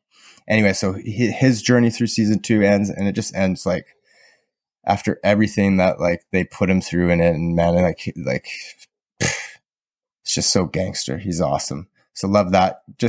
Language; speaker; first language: English; native; English